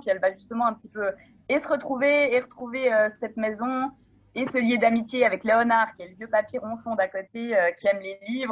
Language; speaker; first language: French; native; French